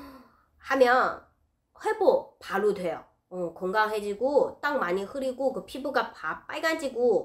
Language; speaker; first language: Korean; non-native, fluent; Chinese